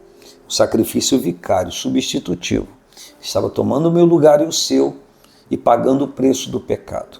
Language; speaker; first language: Portuguese; native; Portuguese